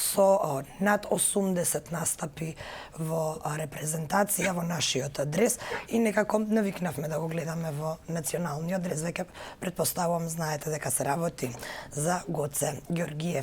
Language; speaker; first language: Macedonian; native; Macedonian